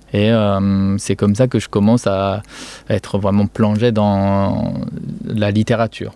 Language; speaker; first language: French; non-native, fluent; Japanese